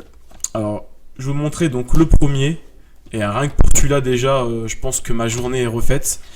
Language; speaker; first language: French; native; French